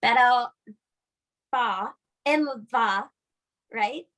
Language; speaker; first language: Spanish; non-native, learner; English